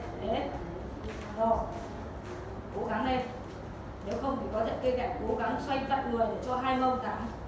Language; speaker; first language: Vietnamese; native; Vietnamese